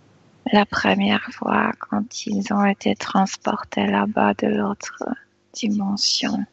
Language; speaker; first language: French; non-native, fluent; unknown